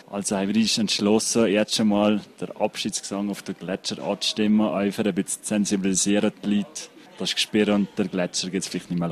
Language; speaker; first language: German; native; German